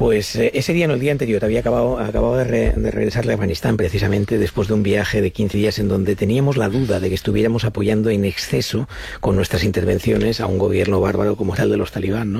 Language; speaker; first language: Spanish; native; Spanish